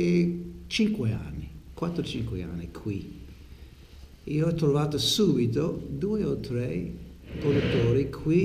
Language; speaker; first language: Italian; non-native, learner; English